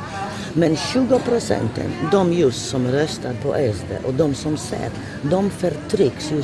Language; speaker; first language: Swedish; non-native, fluent; Polish